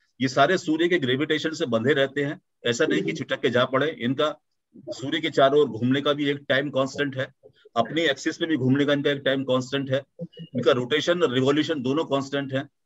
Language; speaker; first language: Hindi; native; Hindi